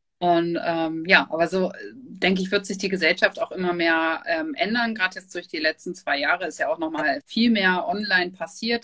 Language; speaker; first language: German; native; German